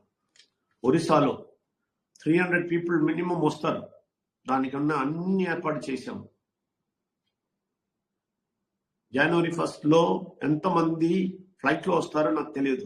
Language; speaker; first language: Telugu; non-native, learner; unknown